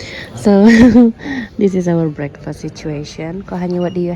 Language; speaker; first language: English; non-native, fluent; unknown